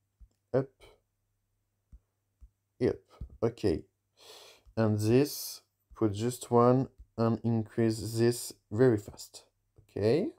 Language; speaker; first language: English; non-native, learner; French